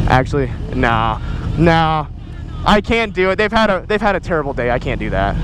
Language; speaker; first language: English; native; English